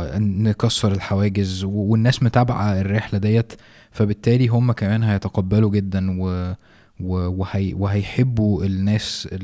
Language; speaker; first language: Arabic; native; Arabic